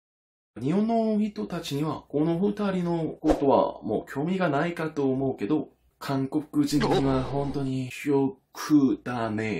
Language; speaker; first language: Japanese; non-native, learner; Korean